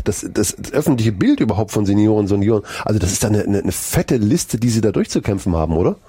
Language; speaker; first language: German; native; German